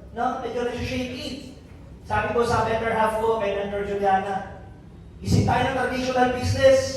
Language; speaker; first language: Filipino; non-native, local second language; Bikol